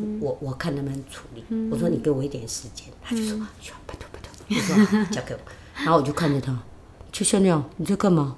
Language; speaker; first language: Chinese; native; Chinese